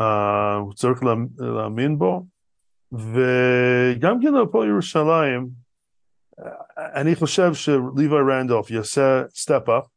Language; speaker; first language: Hebrew; non-native, fluent; English